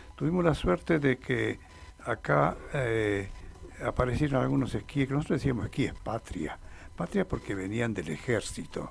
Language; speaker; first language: Spanish; native; Spanish